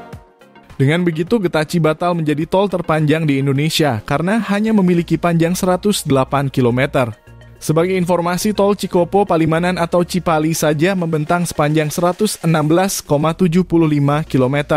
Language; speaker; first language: Indonesian; native; Indonesian